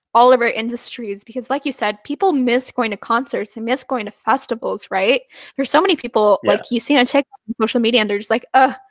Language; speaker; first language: English; non-native, fluent; Punjabi